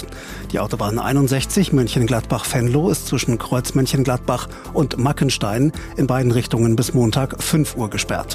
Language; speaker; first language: German; native; German